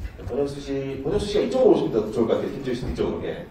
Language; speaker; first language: Korean; native; Korean